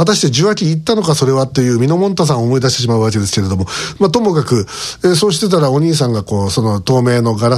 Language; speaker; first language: Japanese; native; Japanese